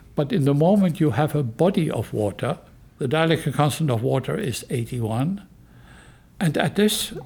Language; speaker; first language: English; non-native, fluent; German